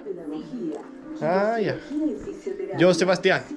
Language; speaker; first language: Spanish; non-native, fluent; Danish